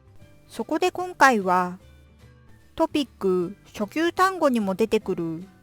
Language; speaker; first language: Japanese; non-native, fluent; Korean